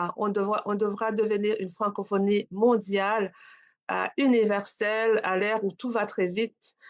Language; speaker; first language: French; non-native, local second language; Rundi